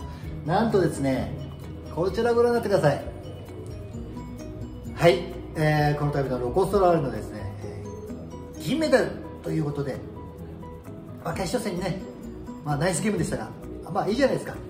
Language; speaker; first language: Japanese; native; Japanese